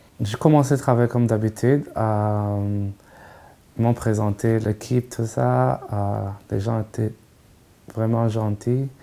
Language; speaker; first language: French; non-native, local second language; Kinyarwanda